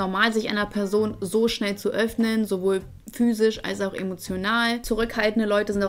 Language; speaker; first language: German; native; German